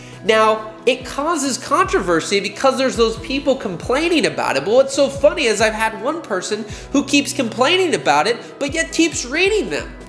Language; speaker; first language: English; native; English